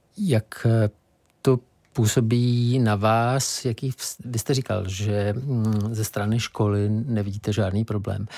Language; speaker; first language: Czech; native; Czech